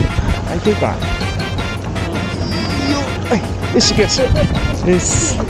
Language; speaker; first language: Japanese; native; Japanese